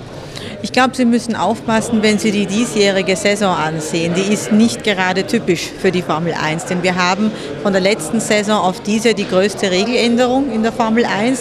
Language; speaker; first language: German; early bilingual, other home language; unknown